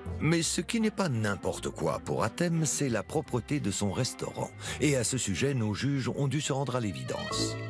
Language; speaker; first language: French; native; French